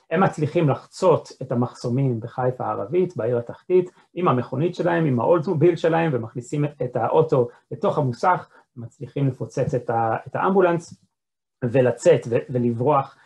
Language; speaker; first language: Hebrew; non-native, fluent; English